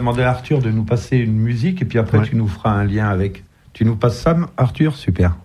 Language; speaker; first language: French; native; French